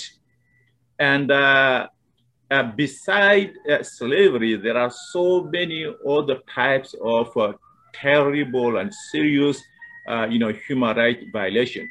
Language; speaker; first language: English; non-native, fluent; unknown